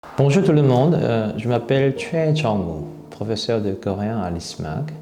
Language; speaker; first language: French; non-native, fluent; Korean